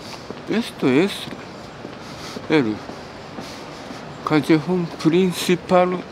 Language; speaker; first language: Spanish; non-native, learner; Japanese